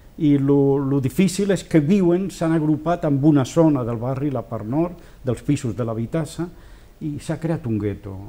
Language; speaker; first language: Catalan; non-native, local second language; Spanish